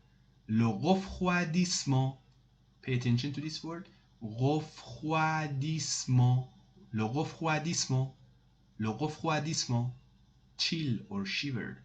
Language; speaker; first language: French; non-native, fluent; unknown